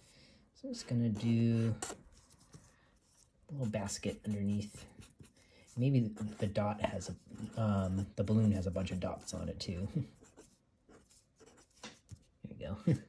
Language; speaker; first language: English; native; English